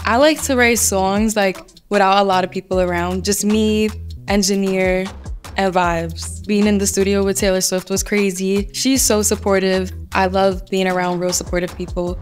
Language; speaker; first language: English; native; English